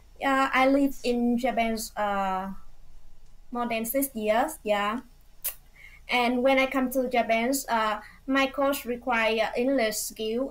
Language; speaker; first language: English; non-native, fluent; Vietnamese